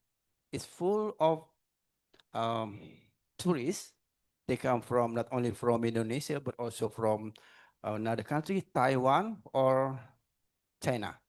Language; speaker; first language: English; non-native, learner; Indonesian